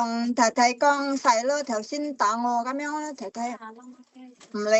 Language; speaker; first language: Cantonese; non-native, learner; Indonesian